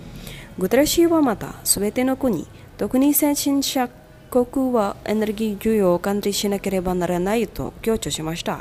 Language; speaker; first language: Japanese; non-native, fluent; Indonesian